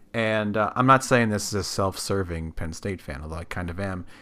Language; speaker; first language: English; native; English